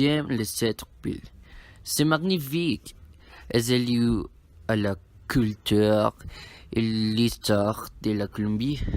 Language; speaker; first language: French; non-native, learner; Spanish